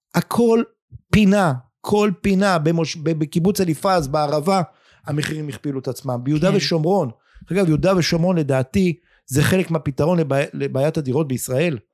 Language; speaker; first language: Hebrew; native; Hebrew